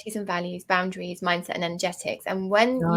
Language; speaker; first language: English; native; English